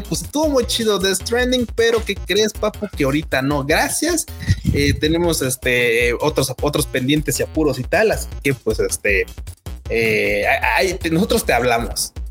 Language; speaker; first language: Spanish; native; Spanish